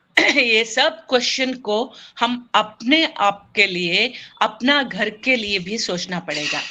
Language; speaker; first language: Hindi; non-native, local second language; Kannada